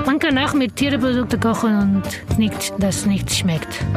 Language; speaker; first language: German; non-native, learner; Arabic